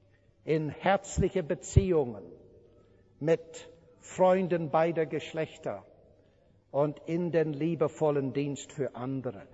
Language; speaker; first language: German; non-native, fluent; English